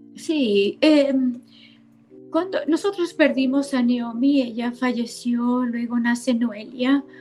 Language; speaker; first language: Spanish; native; Spanish